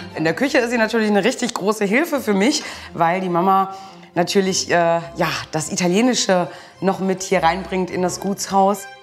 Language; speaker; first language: German; early bilingual, other home language; Italian